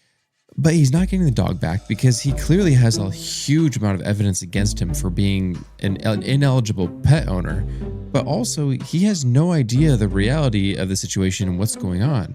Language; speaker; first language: English; native; English